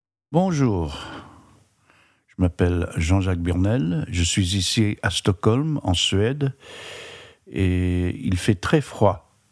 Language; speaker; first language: French; early bilingual, heritage; French